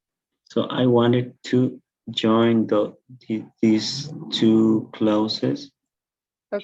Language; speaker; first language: English; non-native, learner; Spanish